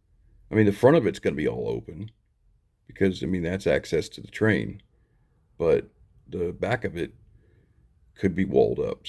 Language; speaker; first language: English; native; English